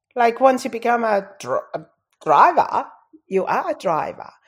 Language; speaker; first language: English; non-native, fluent; Tongan